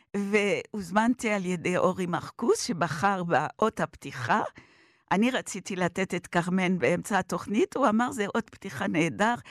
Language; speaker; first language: Hebrew; non-native, fluent; French